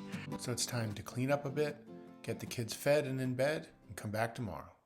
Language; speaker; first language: English; native; English